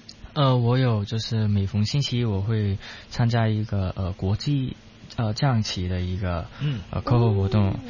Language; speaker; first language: Chinese; non-native, local second language; Cantonese